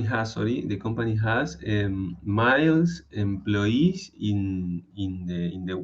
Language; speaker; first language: English; non-native, learner; Spanish